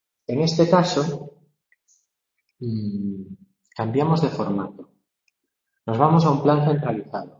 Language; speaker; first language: Spanish; native; Spanish